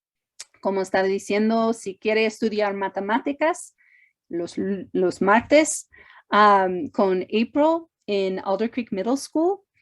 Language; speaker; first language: Spanish; non-native, fluent; English